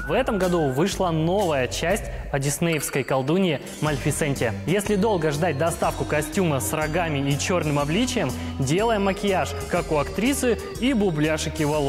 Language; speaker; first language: Russian; native; Russian